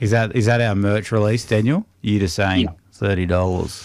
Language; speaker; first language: English; native; English